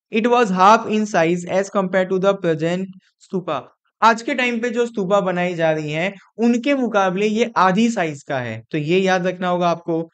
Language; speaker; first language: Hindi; non-native, local second language; Gujarati